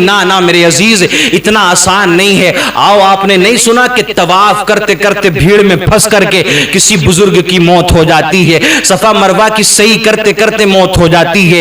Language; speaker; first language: Urdu; native; Urdu